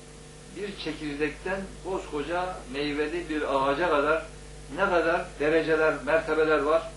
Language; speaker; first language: Turkish; native; Turkish